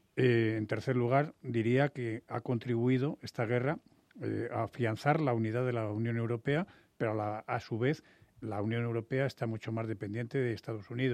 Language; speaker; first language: Spanish; native; Spanish